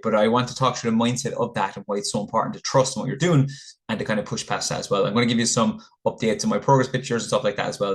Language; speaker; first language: English; native; English